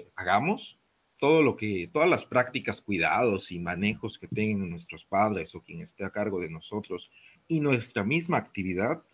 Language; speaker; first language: Spanish; native; Spanish